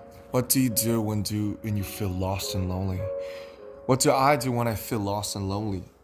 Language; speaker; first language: English; non-native, fluent; Korean